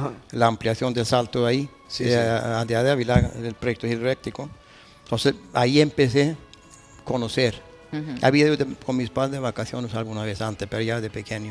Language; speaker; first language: Spanish; non-native, fluent; Swedish